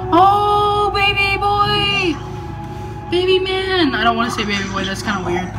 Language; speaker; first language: English; native; English